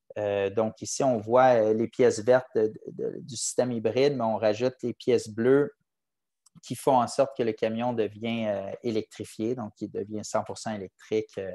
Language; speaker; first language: French; native; French